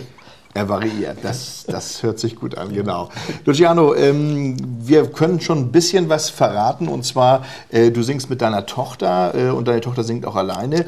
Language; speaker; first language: German; native; German